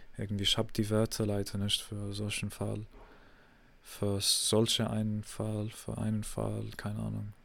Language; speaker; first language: German; non-native, fluent; English